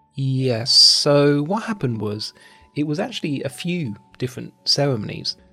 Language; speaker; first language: English; native; English